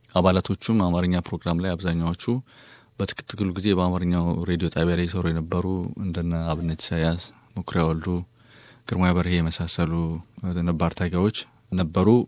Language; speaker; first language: Amharic; native; Amharic